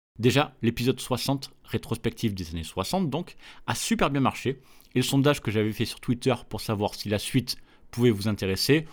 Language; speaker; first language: French; native; French